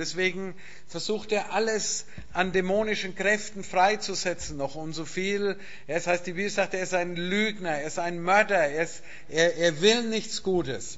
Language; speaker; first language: German; native; German